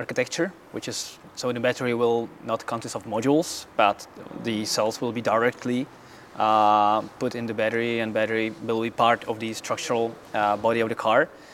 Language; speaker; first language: English; non-native, fluent; Czech